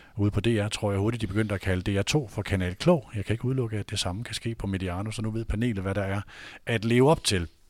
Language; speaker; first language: Danish; native; Danish